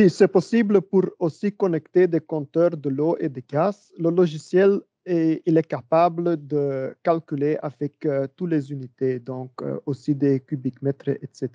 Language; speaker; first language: French; non-native, learner; Dutch